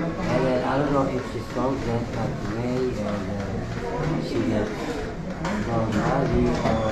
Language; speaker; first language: English; non-native, local second language; Filipino